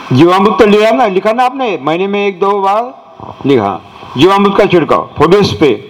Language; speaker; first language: Hindi; non-native, local second language; Marathi